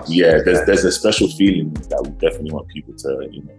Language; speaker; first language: English; native; English